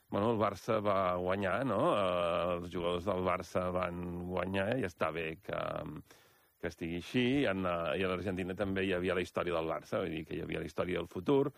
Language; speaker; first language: Catalan; native; Catalan